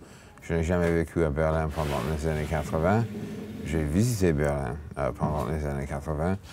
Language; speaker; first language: French; non-native, fluent; English